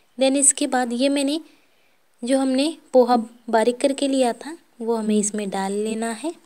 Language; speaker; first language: Hindi; non-native, local second language; Marathi